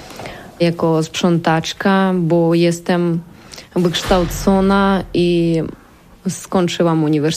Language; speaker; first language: Polish; non-native, learner; Ukrainian